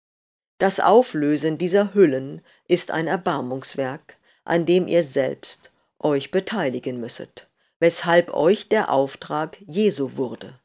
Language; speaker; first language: German; native; German